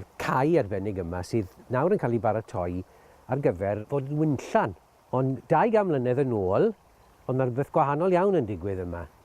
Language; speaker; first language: Welsh; native; Welsh